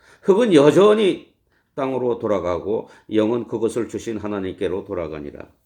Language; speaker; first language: Korean; native; Korean